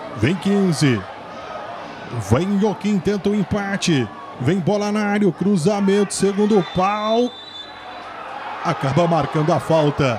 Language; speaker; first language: Portuguese; native; Portuguese